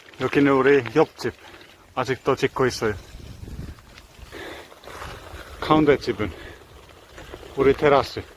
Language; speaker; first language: Korean; non-native, learner; Finnish